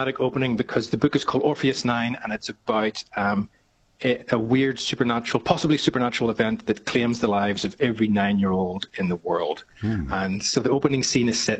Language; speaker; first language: English; native; English